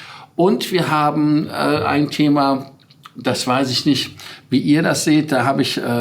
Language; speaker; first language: German; native; German